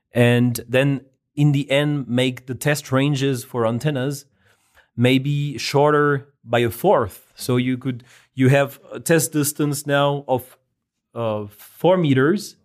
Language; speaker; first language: English; non-native, fluent; French